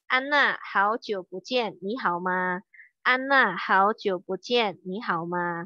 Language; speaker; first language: Chinese; non-native, fluent; Indonesian